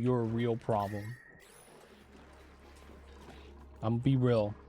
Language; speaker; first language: English; native; English